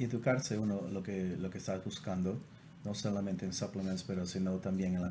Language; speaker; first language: Spanish; native; Spanish